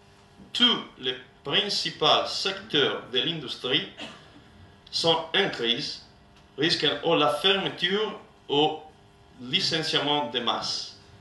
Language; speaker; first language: French; non-native, learner; Italian